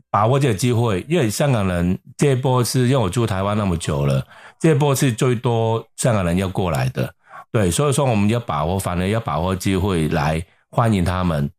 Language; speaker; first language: Chinese; non-native, local second language; Cantonese